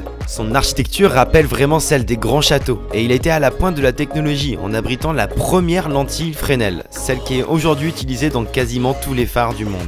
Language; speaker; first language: French; native; French